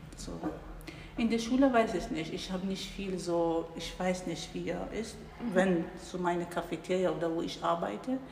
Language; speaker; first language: German; non-native, learner; Arabic